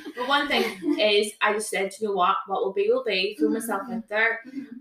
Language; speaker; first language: English; native; English